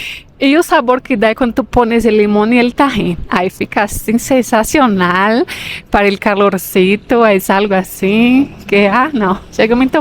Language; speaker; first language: Spanish; non-native, fluent; Portuguese